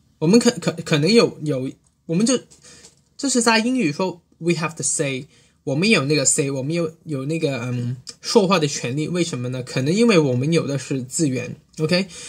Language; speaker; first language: Chinese; non-native, local second language; Cantonese